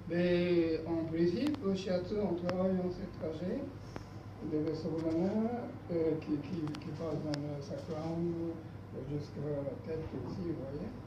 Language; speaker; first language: French; non-native, learner; Japanese